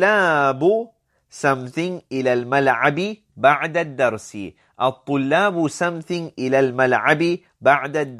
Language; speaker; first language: Arabic; non-native, fluent; English